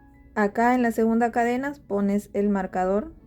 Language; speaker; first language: Spanish; native; Spanish